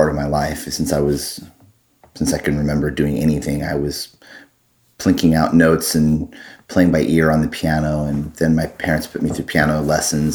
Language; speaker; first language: English; native; English